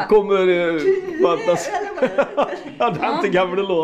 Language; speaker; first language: Swedish; native; Swedish